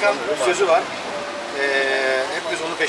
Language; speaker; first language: Turkish; native; Turkish